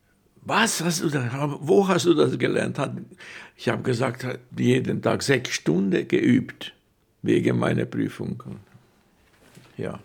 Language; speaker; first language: German; non-native, fluent; Hungarian